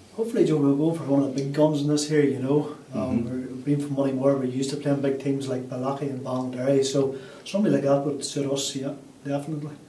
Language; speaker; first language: English; native; English